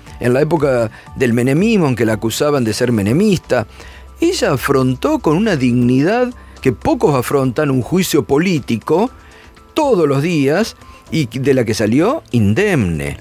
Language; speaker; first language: Spanish; native; Spanish